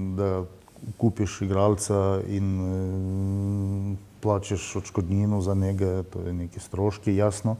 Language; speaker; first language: Slovenian; non-native, learner; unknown